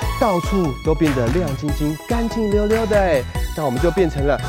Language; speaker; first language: Chinese; native; Chinese